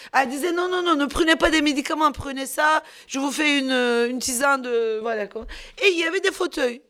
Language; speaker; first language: French; non-native, fluent; Turkish